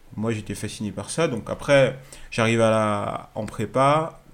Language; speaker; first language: French; native; French